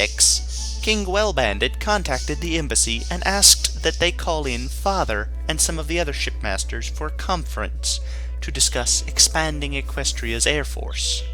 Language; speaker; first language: English; native; English